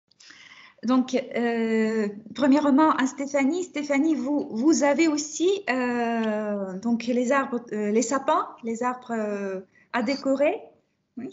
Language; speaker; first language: French; non-native, fluent; Russian